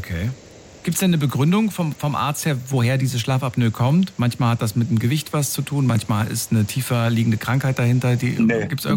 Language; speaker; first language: German; native; German